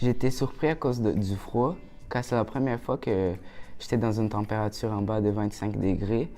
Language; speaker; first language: French; early bilingual, other home language; Portuguese